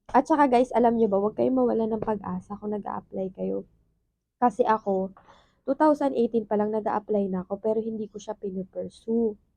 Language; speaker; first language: Filipino; native; Filipino